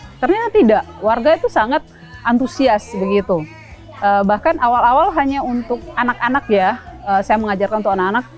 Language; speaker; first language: Indonesian; native; Indonesian